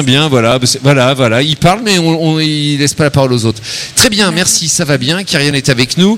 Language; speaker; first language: French; native; French